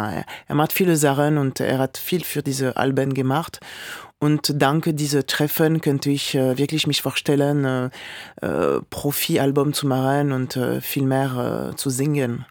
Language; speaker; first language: German; non-native, fluent; French